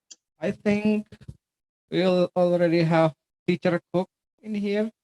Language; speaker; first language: English; non-native, fluent; Indonesian